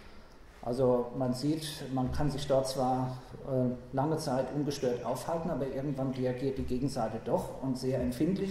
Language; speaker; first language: German; native; German